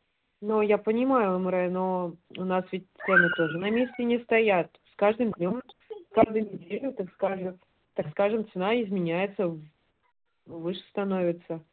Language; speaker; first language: Russian; native; Russian